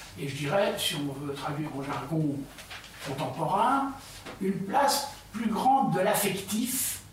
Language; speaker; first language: French; early bilingual, heritage; Russian